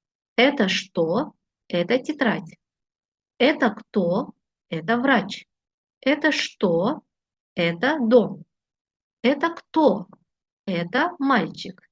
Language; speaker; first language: Russian; non-native, fluent; Uzbek